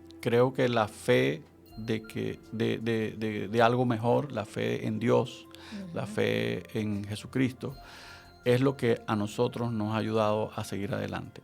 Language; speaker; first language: Spanish; native; Spanish